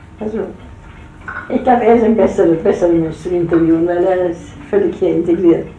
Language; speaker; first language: German; native; German